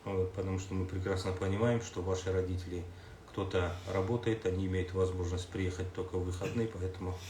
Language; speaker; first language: Russian; non-native, local second language; Kazakh